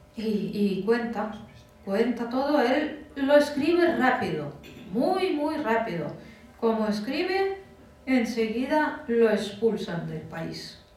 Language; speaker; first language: Spanish; non-native, fluent; Russian